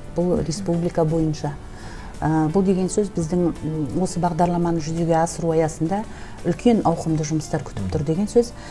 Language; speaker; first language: Kazakh; native; Kazakh